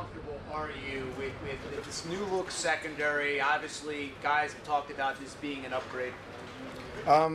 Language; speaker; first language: English; native; English